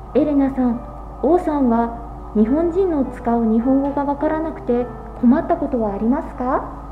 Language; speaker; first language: Japanese; native; Japanese